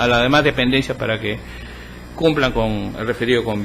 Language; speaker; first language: Spanish; native; Spanish